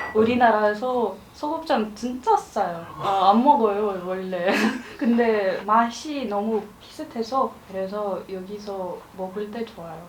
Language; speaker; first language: Korean; non-native, learner; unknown